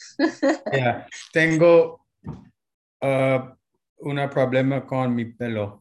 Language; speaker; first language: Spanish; non-native, learner; English